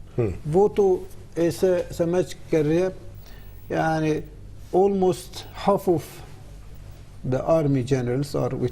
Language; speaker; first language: Hindi; non-native, learner; Turkish